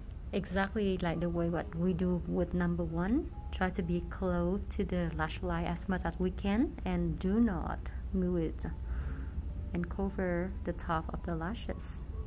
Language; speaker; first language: English; non-native, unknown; Vietnamese